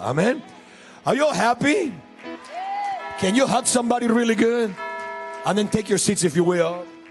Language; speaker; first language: English; early bilingual, other home language; Spanish